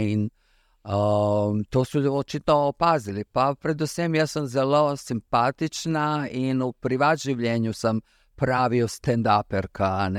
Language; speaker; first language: Slovenian; early bilingual, other home language; Serbian